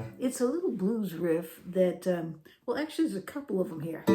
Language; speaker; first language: English; native; English